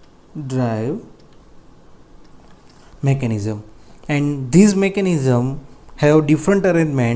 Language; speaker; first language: English; non-native, local second language; Gujarati